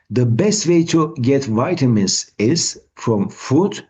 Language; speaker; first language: English; non-native, fluent; Turkish